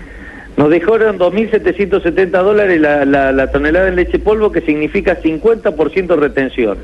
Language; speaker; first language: Spanish; native; Spanish